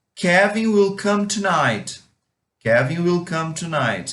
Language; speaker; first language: English; non-native, fluent; Portuguese